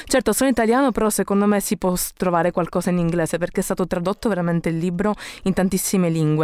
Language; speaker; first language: Italian; native; Italian